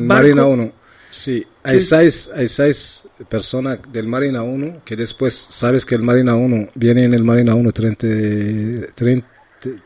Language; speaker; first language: Spanish; non-native, learner; Arabic